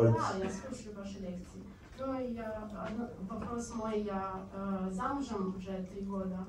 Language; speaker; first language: Russian; non-native, learner; Romanian